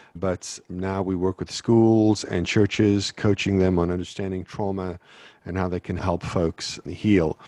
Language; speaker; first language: English; native; English